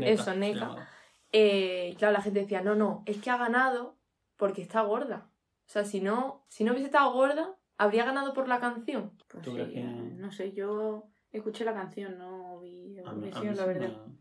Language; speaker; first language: Spanish; native; Spanish